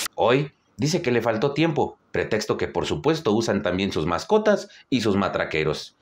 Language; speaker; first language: Spanish; native; Spanish